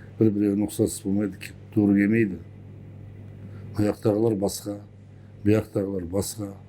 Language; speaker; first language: Kazakh; non-native, local second language; Persian